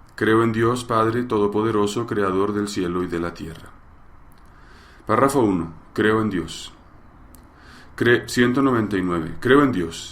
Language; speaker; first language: Spanish; native; Spanish